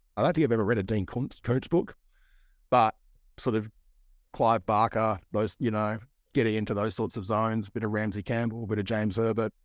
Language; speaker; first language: English; native; English